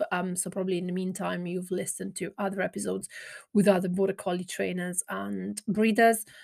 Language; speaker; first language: English; non-native, fluent; Italian